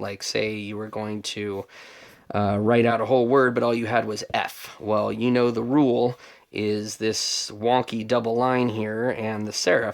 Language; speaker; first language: English; native; English